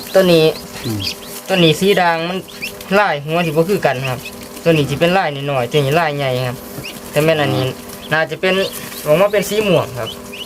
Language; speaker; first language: Thai; native; Thai